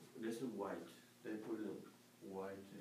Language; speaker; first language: English; non-native, learner; Spanish